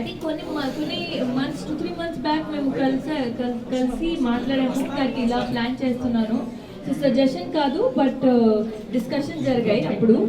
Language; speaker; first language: Telugu; non-native, local second language; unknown